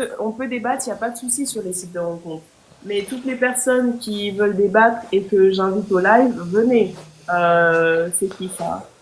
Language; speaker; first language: French; non-native, local second language; Haitian Creole